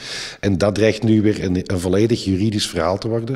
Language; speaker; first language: Dutch; native; Dutch